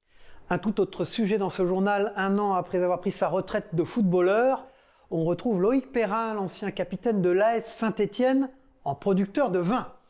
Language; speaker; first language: French; native; French